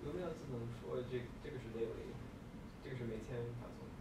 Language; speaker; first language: Chinese; non-native, learner; English